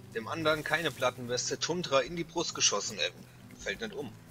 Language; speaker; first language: German; native; German